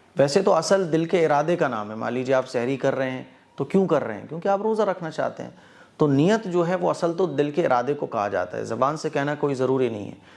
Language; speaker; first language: Urdu; native; Urdu